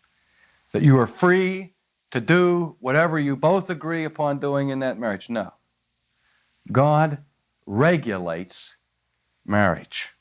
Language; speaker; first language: English; native; English